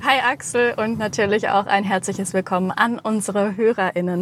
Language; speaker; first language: German; native; German